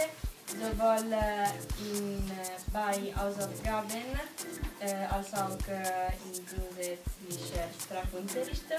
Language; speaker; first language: German; non-native, learner; Italian